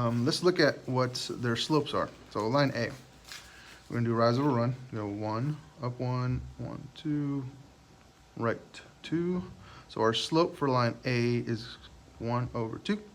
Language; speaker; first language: English; native; English